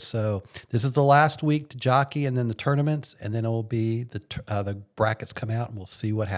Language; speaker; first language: English; native; English